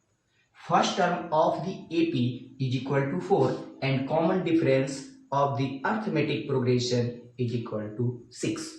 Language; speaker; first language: English; non-native, local second language; Hindi